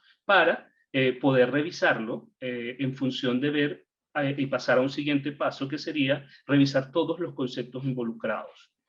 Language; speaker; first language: Spanish; native; Spanish